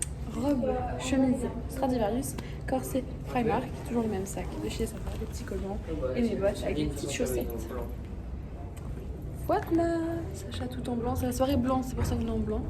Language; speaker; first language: French; native; French